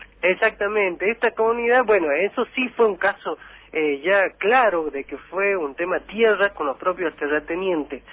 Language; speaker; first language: Spanish; native; Spanish